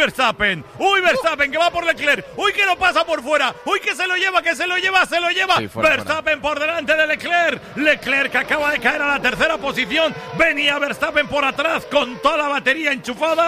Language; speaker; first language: Spanish; native; Spanish